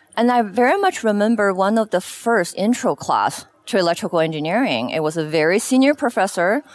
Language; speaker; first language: English; non-native, fluent; Chinese